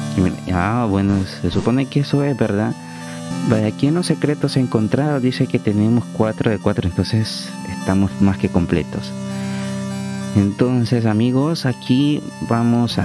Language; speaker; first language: Spanish; native; Spanish